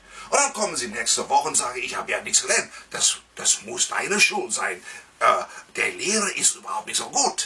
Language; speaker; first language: German; non-native, fluent; English